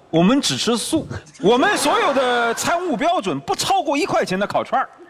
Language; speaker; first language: Chinese; native; Chinese